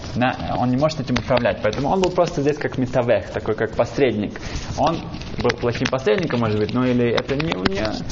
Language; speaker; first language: Russian; early bilingual, heritage; Russian